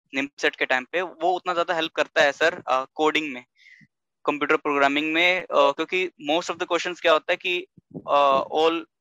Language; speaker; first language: Hindi; native; Hindi